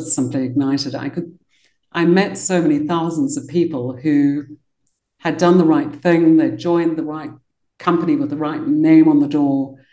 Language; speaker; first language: English; native; English